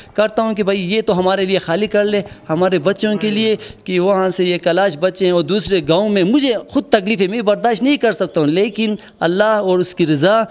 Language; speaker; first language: Urdu; non-native, local second language; Khowar